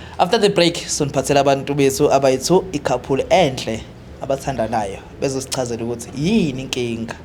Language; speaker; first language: Zulu; native; Zulu